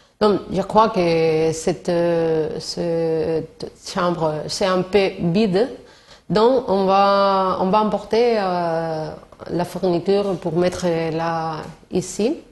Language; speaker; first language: French; non-native, learner; Spanish